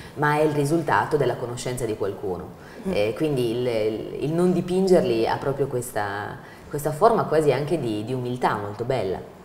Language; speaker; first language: Italian; native; Italian